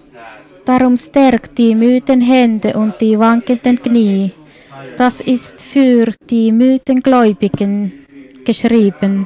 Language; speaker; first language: German; non-native, fluent; Swedish